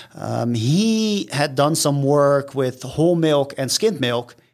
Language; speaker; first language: English; non-native, fluent; Dutch